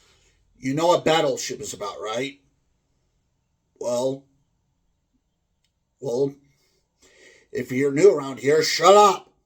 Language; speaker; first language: English; native; English